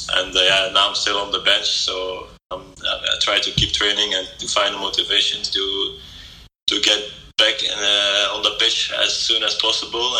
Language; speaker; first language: English; non-native, fluent; Dutch